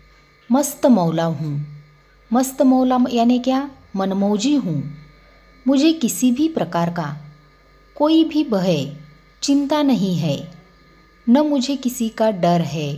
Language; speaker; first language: Hindi; non-native, local second language; Marathi